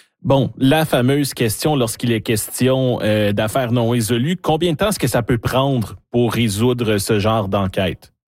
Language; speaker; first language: French; native; French